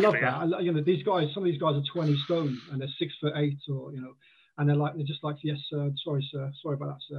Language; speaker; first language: English; native; English